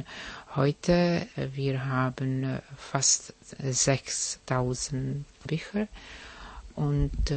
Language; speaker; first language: German; non-native, fluent; Czech